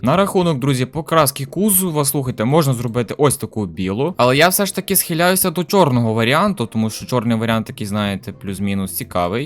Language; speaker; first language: Ukrainian; native; Ukrainian